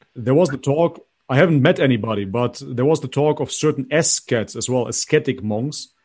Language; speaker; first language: English; non-native, fluent; Macedonian